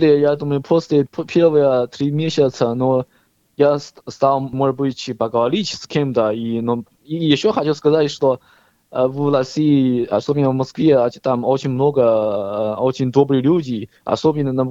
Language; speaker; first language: Russian; non-native, learner; Chinese